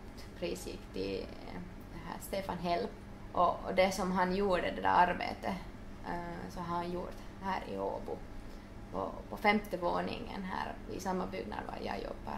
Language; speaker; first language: Swedish; non-native, local second language; Finnish